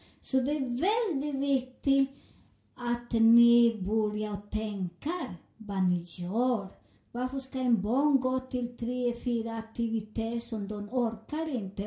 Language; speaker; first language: Swedish; non-native, fluent; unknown